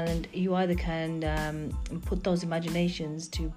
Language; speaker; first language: English; native; English